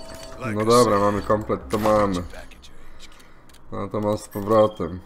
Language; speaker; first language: Polish; native; Polish